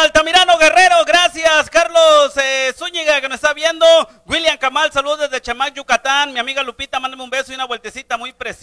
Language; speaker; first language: Spanish; native; Spanish